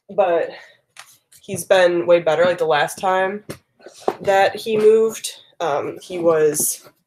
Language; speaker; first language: English; native; English